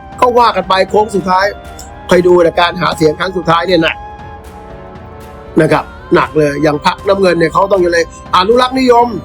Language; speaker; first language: Thai; native; Thai